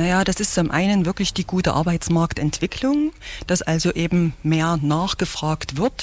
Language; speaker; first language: German; native; German